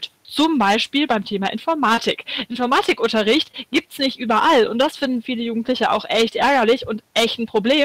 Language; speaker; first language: German; native; German